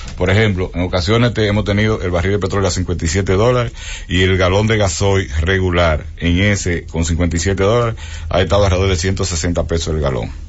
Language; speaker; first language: Spanish; native; Spanish